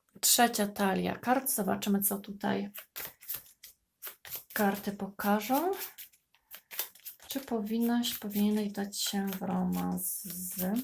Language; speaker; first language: Polish; native; Polish